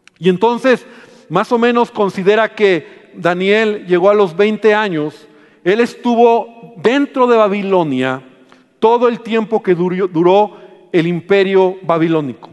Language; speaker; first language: Spanish; native; Spanish